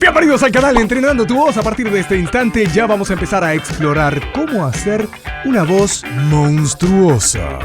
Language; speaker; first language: Spanish; native; Spanish